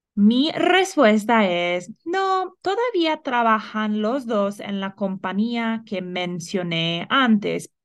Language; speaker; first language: Spanish; non-native, fluent; English